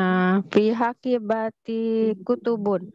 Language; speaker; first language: Arabic; non-native, learner; Indonesian